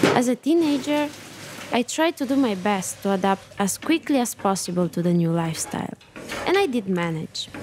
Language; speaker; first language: English; non-native, fluent; Romanian